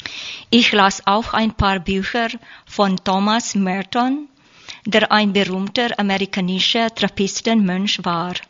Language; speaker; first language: German; non-native, learner; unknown